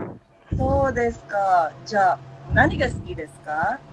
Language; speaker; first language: Japanese; non-native, learner; Filipino